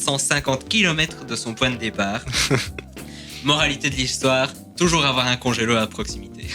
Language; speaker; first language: French; native; French